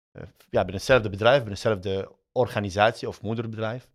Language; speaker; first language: Dutch; early bilingual, other home language; Arabic